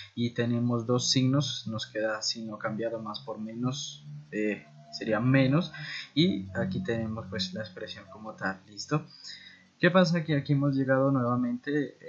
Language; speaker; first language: Spanish; native; Spanish